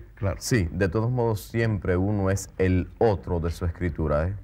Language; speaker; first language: Spanish; native; Spanish